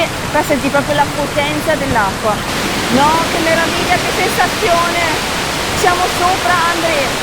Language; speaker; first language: Italian; native; Italian